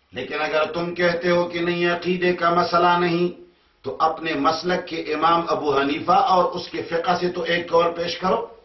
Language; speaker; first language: Urdu; non-native, local second language; Pashto